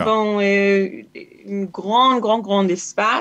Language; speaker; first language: French; non-native, learner; Hebrew